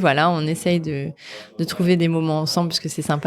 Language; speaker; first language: French; native; French